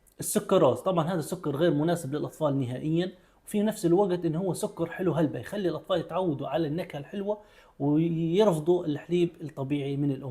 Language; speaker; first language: Arabic; native; Arabic